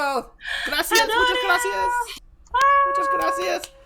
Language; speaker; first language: Spanish; non-native, learner; English